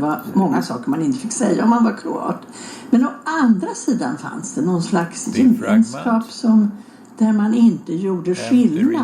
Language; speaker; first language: Swedish; native; Swedish